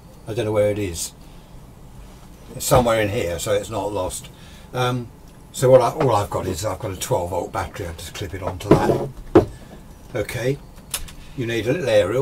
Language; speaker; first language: English; native; English